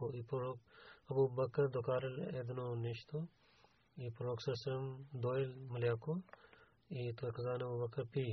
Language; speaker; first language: Bulgarian; non-native, learner; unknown